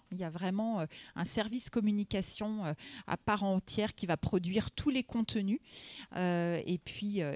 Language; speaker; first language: French; native; French